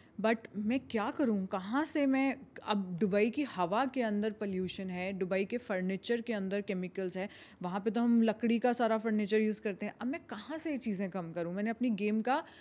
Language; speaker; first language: Hindi; native; Hindi